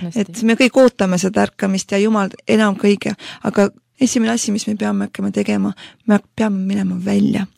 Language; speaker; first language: Estonian; non-native, local second language; Russian